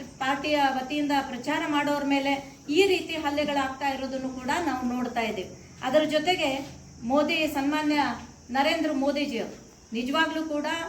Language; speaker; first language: Kannada; native; Kannada